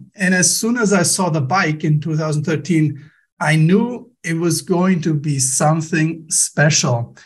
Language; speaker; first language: English; non-native, fluent; German